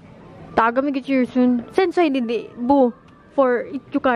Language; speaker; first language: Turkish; non-native, learner; Filipino